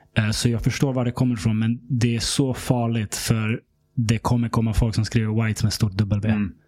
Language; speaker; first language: Swedish; early bilingual, other home language; Serbian